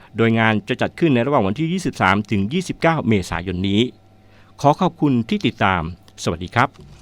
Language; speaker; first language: Thai; native; Thai